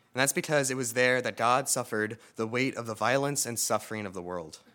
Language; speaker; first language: English; native; English